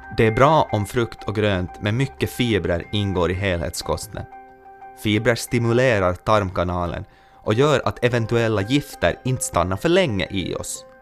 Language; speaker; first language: Swedish; native; Swedish